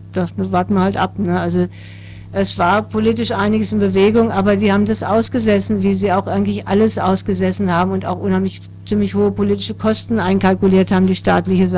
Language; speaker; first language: German; native; German